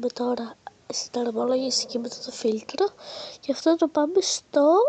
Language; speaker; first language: Greek; native; Greek